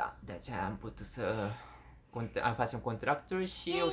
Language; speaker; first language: Romanian; non-native, learner; Korean